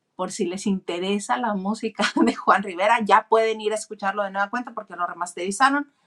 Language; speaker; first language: Spanish; native; Spanish